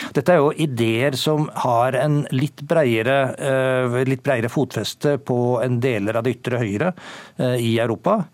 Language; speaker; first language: Norwegian; native; Norwegian